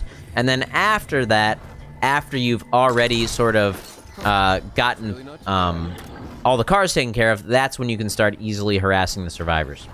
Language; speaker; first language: English; native; English